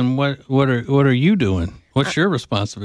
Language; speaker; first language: English; native; English